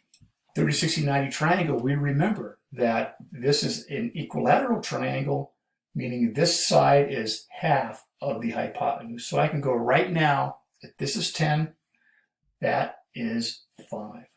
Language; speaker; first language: English; native; English